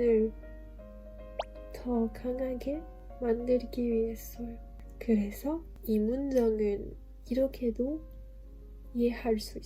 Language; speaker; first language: Korean; non-native, learner; French